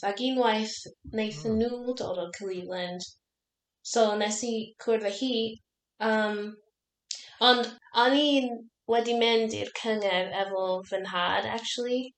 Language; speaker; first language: Welsh; non-native, learner; English